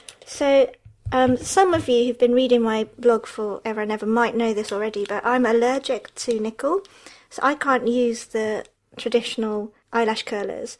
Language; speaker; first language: English; early bilingual, other home language; Japanese